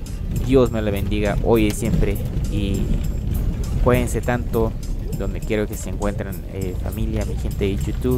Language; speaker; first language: Spanish; native; Spanish